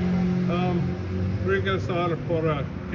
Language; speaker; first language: Spanish; non-native, learner; English